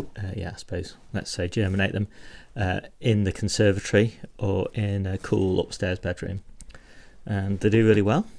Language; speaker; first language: English; native; English